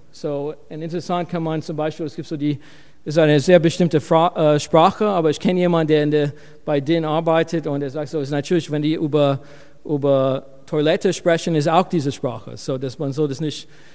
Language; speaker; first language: German; non-native, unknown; English